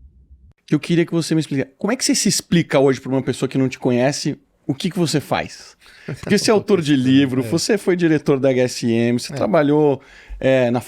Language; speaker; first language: Portuguese; native; Portuguese